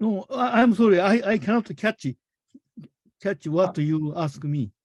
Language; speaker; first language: English; non-native, fluent; Japanese